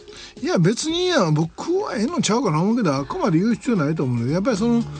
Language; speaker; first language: Japanese; native; Japanese